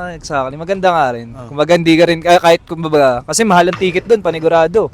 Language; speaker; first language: Filipino; native; Filipino